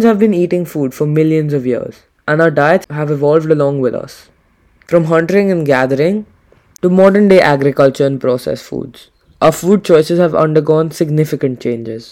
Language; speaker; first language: English; non-native, local second language; Hindi